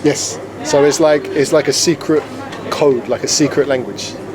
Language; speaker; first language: English; native; English